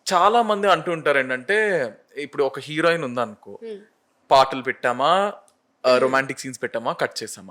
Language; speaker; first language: Telugu; native; Telugu